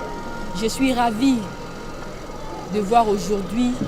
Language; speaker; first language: French; non-native, local second language; Lingala